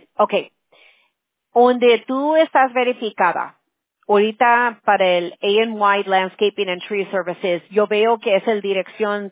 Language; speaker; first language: Spanish; early bilingual, heritage; Spanish